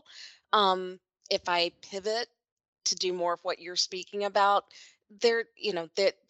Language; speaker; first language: English; native; English